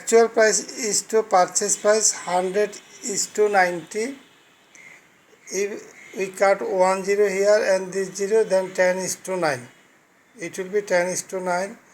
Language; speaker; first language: English; non-native, fluent; Bangla